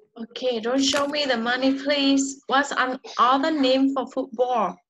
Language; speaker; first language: English; non-native, learner; Vietnamese